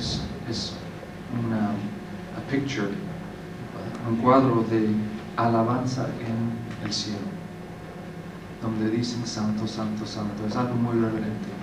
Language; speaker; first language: Spanish; non-native, fluent; English